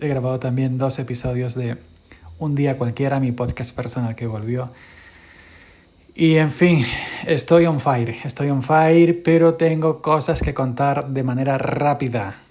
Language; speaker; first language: Spanish; native; Spanish